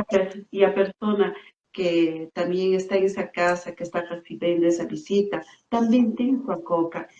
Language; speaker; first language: Portuguese; non-native, fluent; Spanish